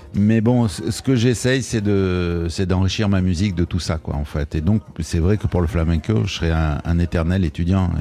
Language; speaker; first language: French; native; French